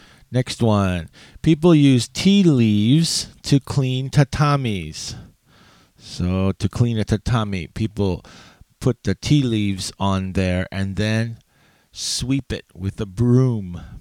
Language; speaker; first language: English; native; English